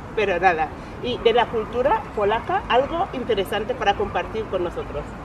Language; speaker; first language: Spanish; non-native, fluent; English